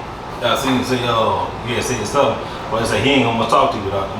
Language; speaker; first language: English; native; English